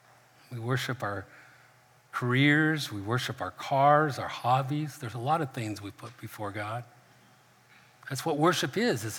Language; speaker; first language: English; native; English